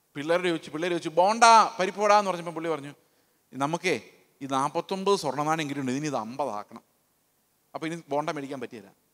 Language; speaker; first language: Malayalam; native; Malayalam